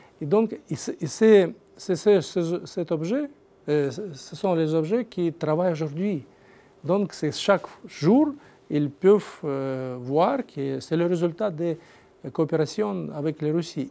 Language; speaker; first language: French; non-native, learner; Russian